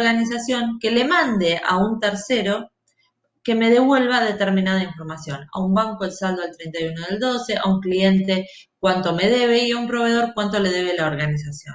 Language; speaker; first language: Spanish; native; Spanish